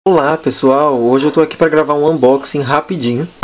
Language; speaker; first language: Portuguese; native; Portuguese